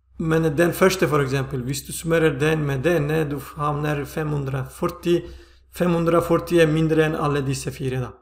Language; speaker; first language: Swedish; non-native, fluent; Turkish